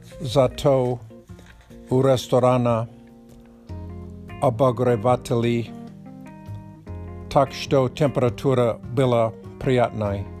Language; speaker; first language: Russian; non-native, learner; English